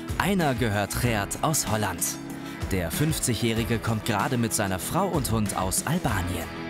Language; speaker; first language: German; native; German